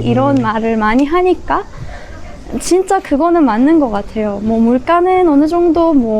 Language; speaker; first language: Korean; non-native, fluent; Persian